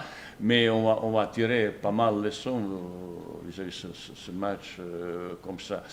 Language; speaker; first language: French; non-native, fluent; Bosnian